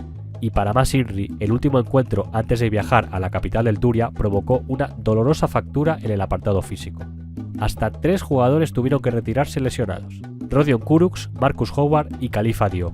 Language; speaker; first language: Spanish; native; Spanish